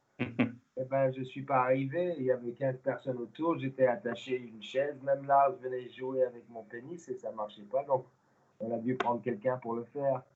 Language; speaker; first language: French; non-native, fluent; English